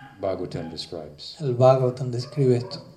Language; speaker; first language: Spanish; non-native, learner; English